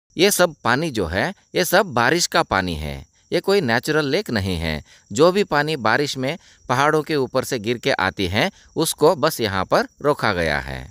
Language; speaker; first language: Hindi; non-native, local second language; Kannada